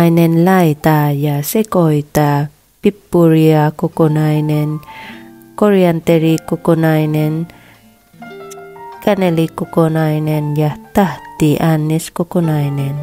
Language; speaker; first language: Finnish; non-native, learner; Vietnamese